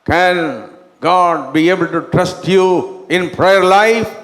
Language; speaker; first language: English; non-native, local second language; Tamil